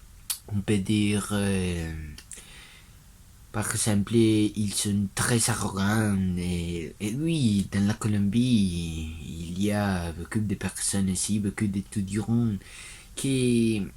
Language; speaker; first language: French; non-native, learner; Spanish